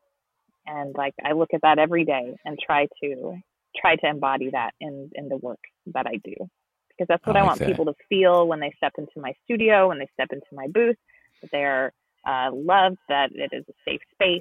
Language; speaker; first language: English; native; English